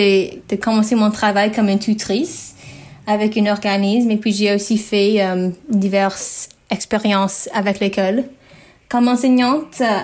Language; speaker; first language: French; non-native, learner; English